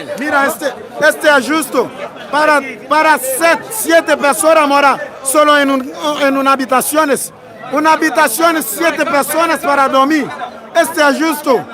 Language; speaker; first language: Spanish; non-native, learner; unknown